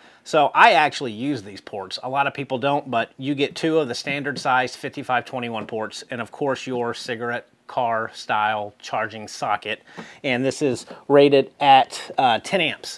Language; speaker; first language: English; native; English